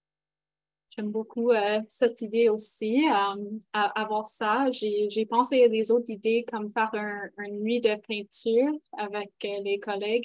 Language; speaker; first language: French; non-native, local second language; English